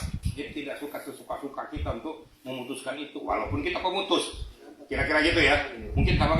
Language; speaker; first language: Indonesian; native; Indonesian